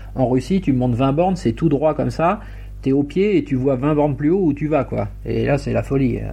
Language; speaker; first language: French; native; French